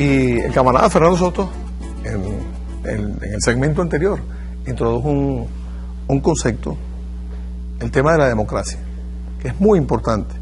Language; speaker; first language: Spanish; native; Spanish